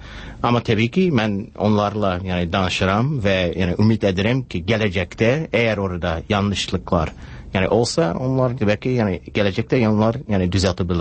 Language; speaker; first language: Turkish; non-native, fluent; English